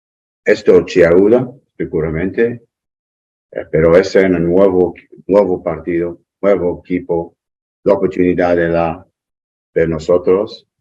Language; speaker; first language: Spanish; non-native, learner; English